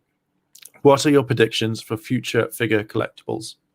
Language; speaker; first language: English; native; English